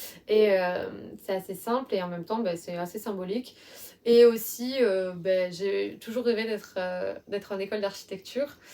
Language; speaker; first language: French; native; French